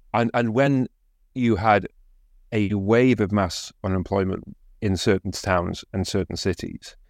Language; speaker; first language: English; native; English